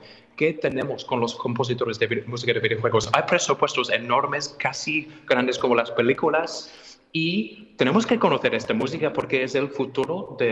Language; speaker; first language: Spanish; non-native, fluent; English